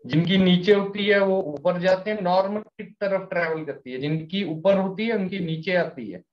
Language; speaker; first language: Hindi; non-native, local second language; Punjabi